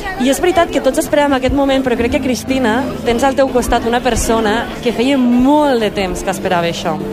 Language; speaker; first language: Catalan; native; Catalan